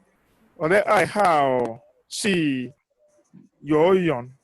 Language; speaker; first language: Chinese; non-native, learner; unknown